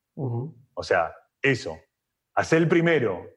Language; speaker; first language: Spanish; native; Spanish